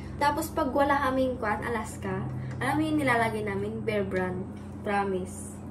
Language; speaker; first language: Filipino; non-native, local second language; Iloko